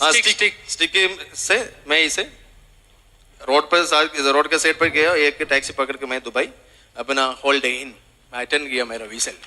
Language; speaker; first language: Hindi; non-native, local second language; Malayalam